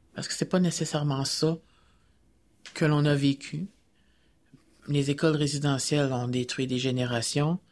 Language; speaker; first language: French; native; French